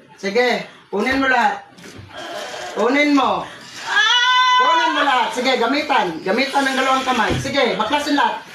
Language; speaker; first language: Filipino; non-native, local second language; Cebuano